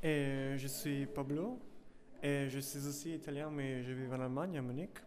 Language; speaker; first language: French; non-native, learner; Italian